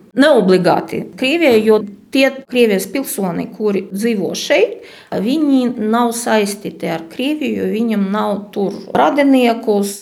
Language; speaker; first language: Latvian; non-native, local second language; Russian